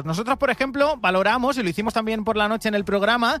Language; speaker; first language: Spanish; native; Spanish